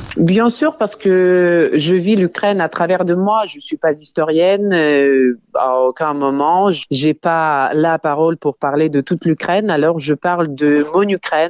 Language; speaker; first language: French; non-native, fluent; Ukrainian